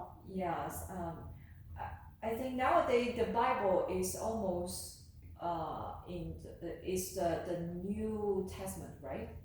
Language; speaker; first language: English; non-native, learner; Chinese